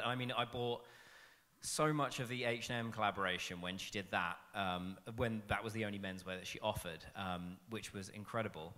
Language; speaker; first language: English; native; English